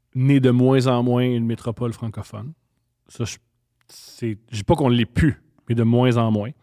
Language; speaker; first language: French; native; French